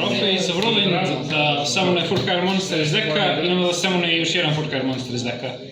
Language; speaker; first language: Bosnian; native; Bosnian